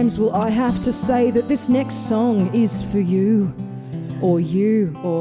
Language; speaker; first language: English; native; English